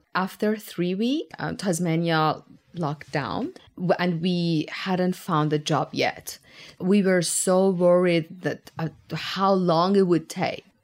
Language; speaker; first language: English; non-native, fluent; Persian